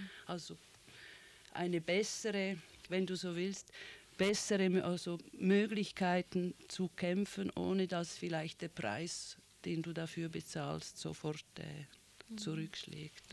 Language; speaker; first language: German; native; German